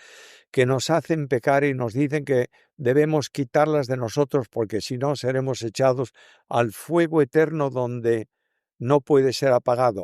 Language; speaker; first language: Spanish; native; Spanish